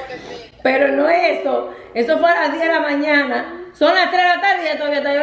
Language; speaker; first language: Spanish; native; Spanish